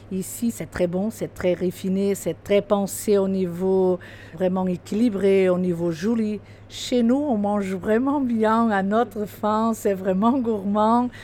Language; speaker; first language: French; non-native, fluent; Portuguese